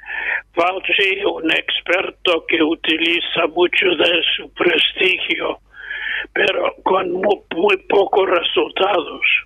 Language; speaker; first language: Spanish; non-native, fluent; English